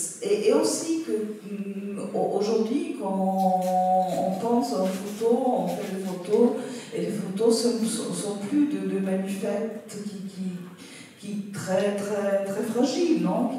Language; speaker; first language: French; non-native, fluent; Italian